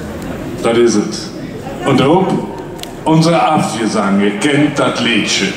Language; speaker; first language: German; native; German